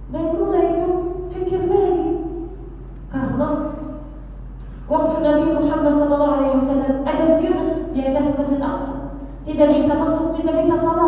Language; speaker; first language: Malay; non-native, learner; Arabic